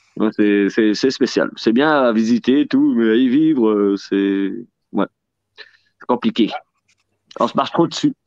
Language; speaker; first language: French; native; French